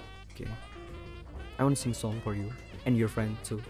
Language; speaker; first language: English; non-native, fluent; Indonesian